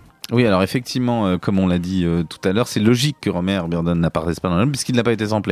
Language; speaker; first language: French; native; French